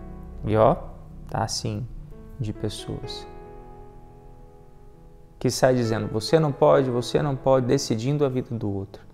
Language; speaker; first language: Portuguese; native; Portuguese